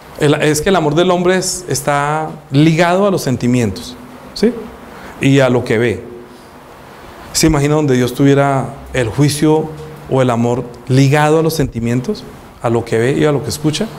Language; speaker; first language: Spanish; native; Spanish